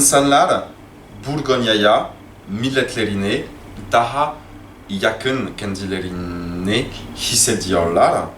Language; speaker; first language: Turkish; non-native, learner; French